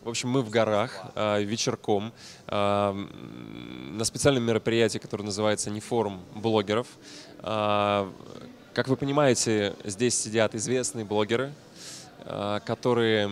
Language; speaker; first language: Russian; native; Russian